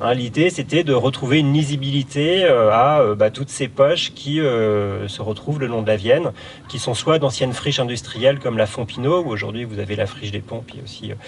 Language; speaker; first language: French; native; French